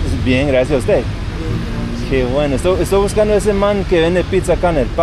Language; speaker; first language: Spanish; non-native, fluent; English